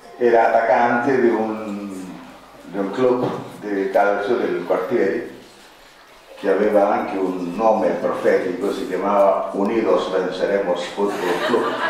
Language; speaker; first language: Italian; non-native, fluent; Spanish